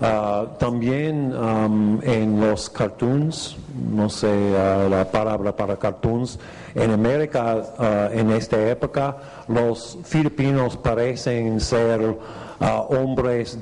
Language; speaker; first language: Spanish; non-native, fluent; English